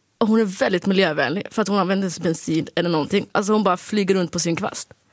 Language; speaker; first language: Swedish; early bilingual, other home language; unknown